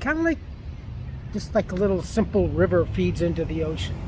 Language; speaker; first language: English; native; English